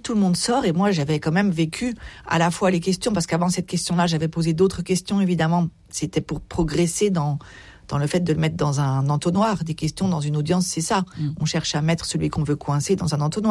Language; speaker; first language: French; native; French